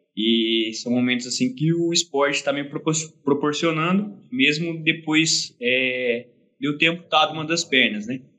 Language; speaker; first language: Portuguese; native; Portuguese